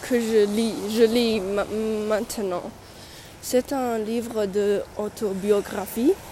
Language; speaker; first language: French; non-native, learner; English